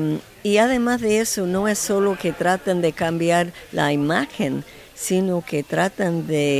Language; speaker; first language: Spanish; non-native, fluent; English